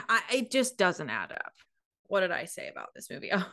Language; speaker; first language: English; native; English